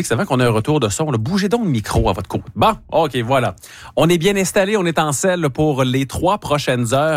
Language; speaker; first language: French; native; French